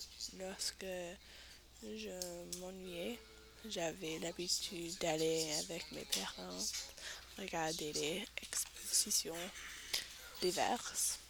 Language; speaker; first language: French; non-native, learner; English